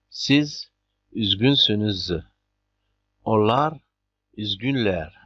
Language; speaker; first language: Turkish; non-native, fluent; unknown